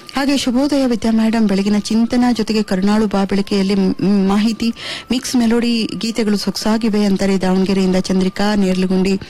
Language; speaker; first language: Kannada; native; Kannada